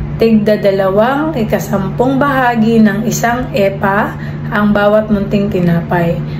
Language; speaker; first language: Filipino; native; Filipino